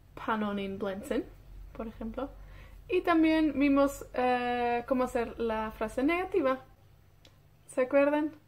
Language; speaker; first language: Spanish; non-native, fluent; Welsh